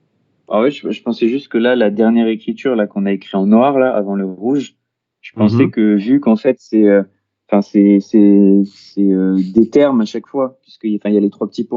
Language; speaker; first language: French; native; French